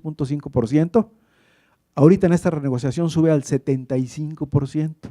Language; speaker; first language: Spanish; native; Spanish